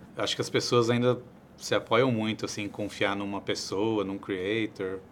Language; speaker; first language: Portuguese; native; Portuguese